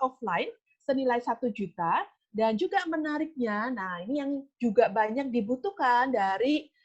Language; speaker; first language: Indonesian; native; Indonesian